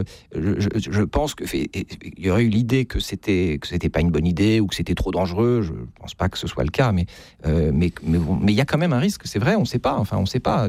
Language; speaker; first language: French; native; French